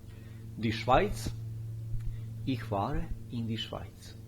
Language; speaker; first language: German; non-native, fluent; Bosnian